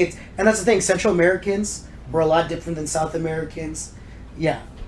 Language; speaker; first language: English; native; English